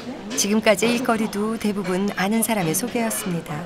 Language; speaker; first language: Korean; native; Korean